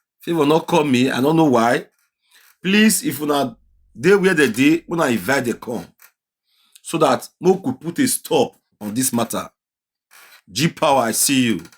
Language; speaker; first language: Nigerian Pidgin; native; Nigerian Pidgin